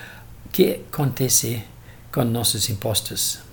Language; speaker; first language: Portuguese; non-native, fluent; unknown